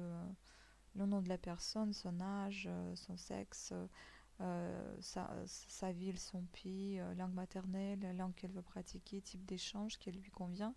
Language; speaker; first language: French; native; French